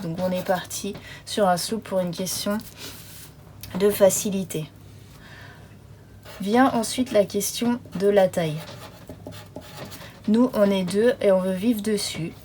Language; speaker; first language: French; native; French